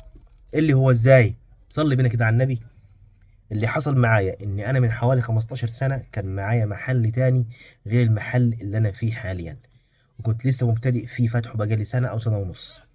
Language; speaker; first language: Arabic; native; Arabic